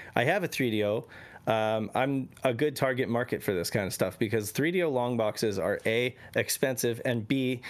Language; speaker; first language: English; native; English